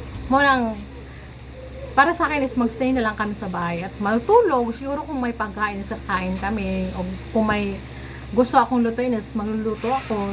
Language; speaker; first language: Filipino; non-native, local second language; Cebuano